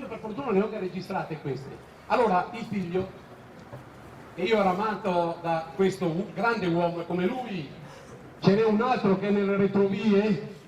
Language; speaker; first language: Italian; native; Italian